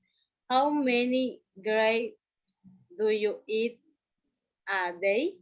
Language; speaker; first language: English; non-native, learner; Spanish